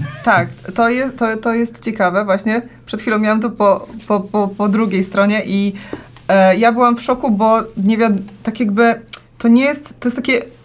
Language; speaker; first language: Polish; native; Polish